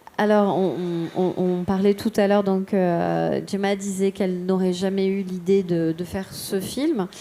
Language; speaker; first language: French; native; French